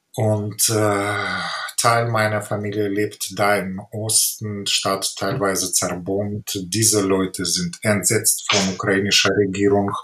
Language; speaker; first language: German; non-native, fluent; Ukrainian